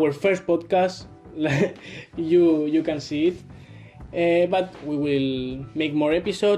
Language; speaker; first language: English; non-native, learner; Spanish